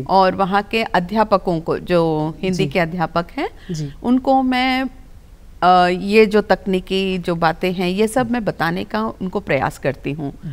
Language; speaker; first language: Hindi; non-native, local second language; Telugu